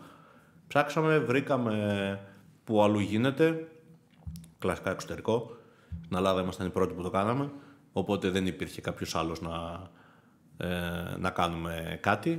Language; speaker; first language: Greek; native; Greek